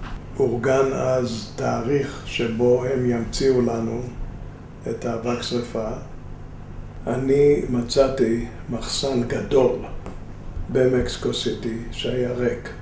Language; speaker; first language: Hebrew; non-native, fluent; Spanish